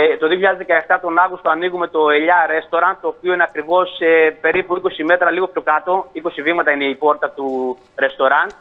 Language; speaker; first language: Greek; early bilingual, heritage; Greek